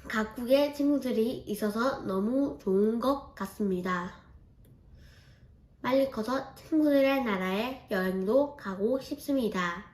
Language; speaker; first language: Korean; early bilingual, heritage; Korean